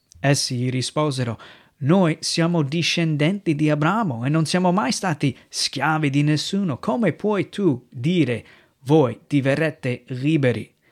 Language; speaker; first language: Italian; non-native, fluent; English